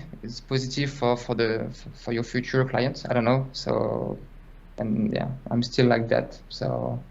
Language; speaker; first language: English; non-native, fluent; French